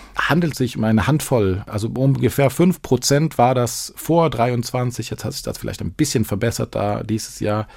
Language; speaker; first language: German; non-native, fluent; Swedish